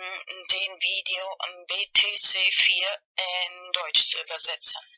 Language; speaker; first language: German; non-native, learner; Spanish